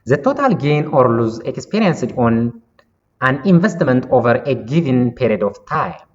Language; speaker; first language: English; non-native, local second language; Amharic